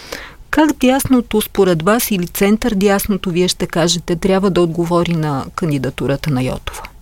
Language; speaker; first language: Bulgarian; native; Bulgarian